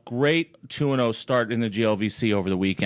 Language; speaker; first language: English; native; English